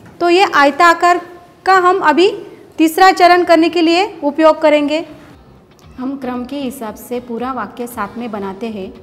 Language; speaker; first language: Hindi; non-native, local second language; Marathi